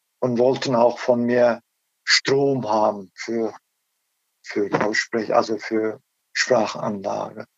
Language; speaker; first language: German; non-native, learner; Turkish